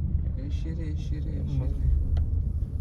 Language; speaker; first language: Italian; early bilingual, other home language; Filipino